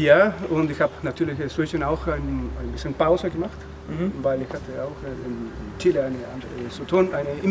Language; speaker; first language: German; non-native, learner; Spanish